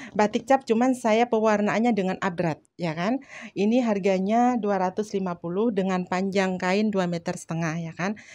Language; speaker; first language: Indonesian; native; Indonesian